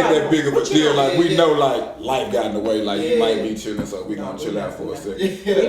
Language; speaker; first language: English; native; English